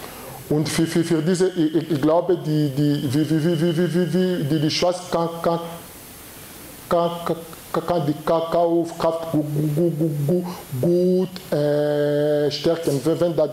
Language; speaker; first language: German; non-native, learner; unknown